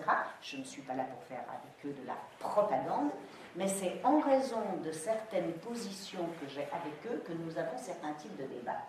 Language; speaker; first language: French; native; French